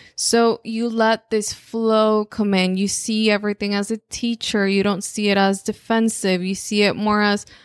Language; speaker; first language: English; non-native, fluent; Spanish